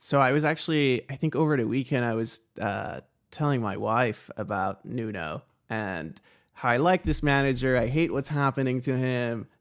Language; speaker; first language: English; native; English